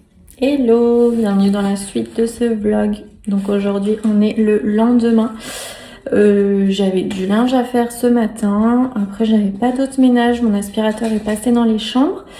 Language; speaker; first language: French; native; French